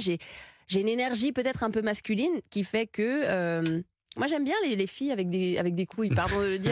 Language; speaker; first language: French; native; French